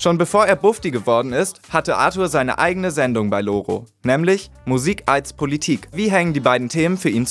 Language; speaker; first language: German; native; German